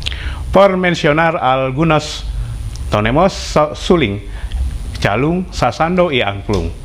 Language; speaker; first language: Spanish; non-native, fluent; Indonesian